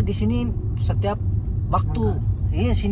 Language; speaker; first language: Indonesian; non-native, learner; Hindi